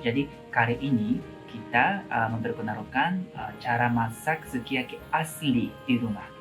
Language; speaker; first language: Indonesian; non-native, learner; Japanese